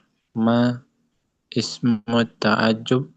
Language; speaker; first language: Arabic; non-native, learner; Indonesian